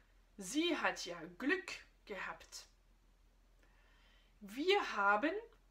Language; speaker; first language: German; non-native, fluent; French